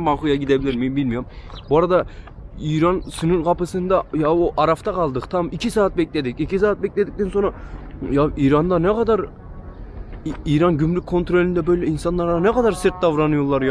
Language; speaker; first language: Turkish; native; Turkish